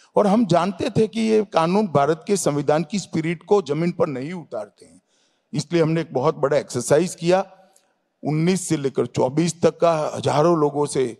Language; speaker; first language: Hindi; non-native, local second language; Gujarati